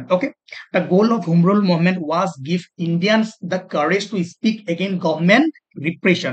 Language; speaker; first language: English; non-native, local second language; Assamese